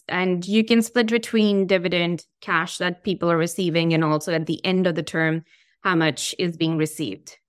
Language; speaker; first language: English; non-native, local second language; Hindi